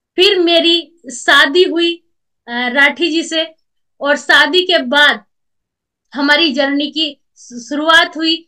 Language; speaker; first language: Hindi; native; Hindi